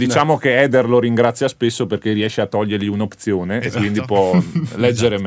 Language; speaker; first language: Italian; native; Italian